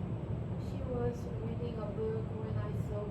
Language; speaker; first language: English; non-native, learner; Korean